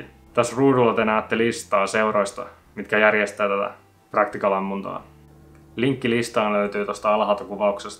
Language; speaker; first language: Finnish; native; Finnish